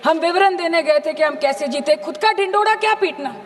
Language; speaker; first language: Hindi; non-native, local second language; Bangla